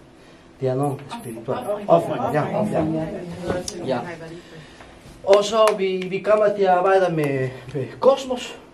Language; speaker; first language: Danish; non-native, fluent; Spanish